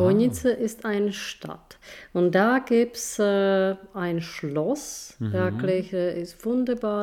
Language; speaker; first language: German; non-native, fluent; Czech